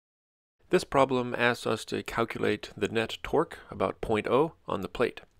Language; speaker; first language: English; native; English